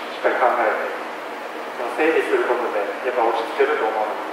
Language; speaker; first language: Japanese; native; Japanese